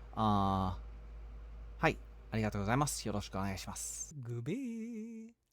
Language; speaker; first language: Japanese; non-native, learner; English